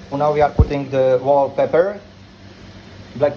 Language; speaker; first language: English; non-native, fluent; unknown